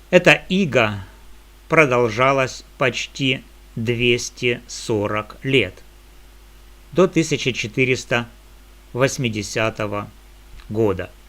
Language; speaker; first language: Russian; native; Russian